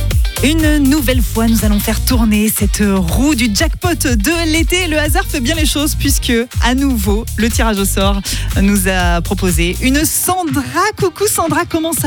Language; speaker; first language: French; native; French